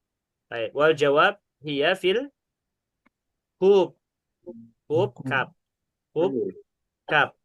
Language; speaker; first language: Arabic; non-native, fluent; Indonesian